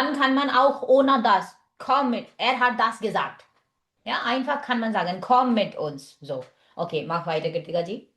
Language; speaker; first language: German; non-native, fluent; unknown